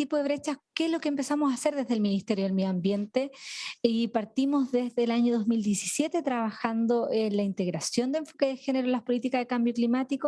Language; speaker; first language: Spanish; native; Spanish